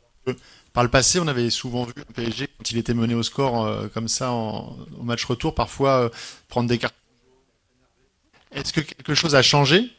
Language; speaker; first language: French; native; French